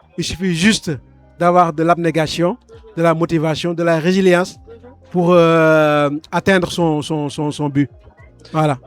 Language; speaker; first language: French; non-native, local second language; Wolof